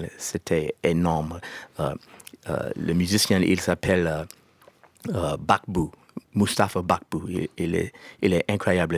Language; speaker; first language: French; non-native, learner; English